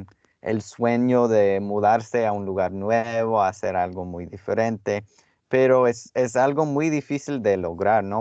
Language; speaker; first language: Spanish; non-native, fluent; English